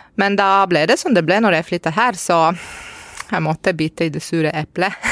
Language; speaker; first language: Norwegian; non-native, fluent; Romanian